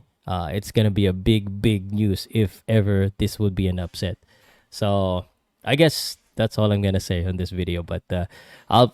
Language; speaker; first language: English; non-native, local second language; Filipino